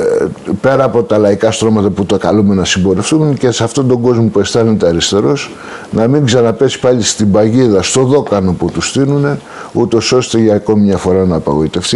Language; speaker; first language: Greek; native; Greek